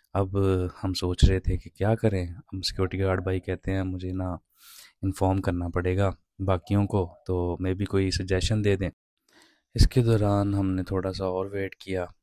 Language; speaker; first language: Urdu; non-native, local second language; Punjabi